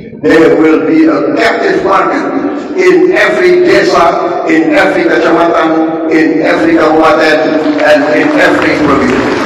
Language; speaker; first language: English; non-native, fluent; Indonesian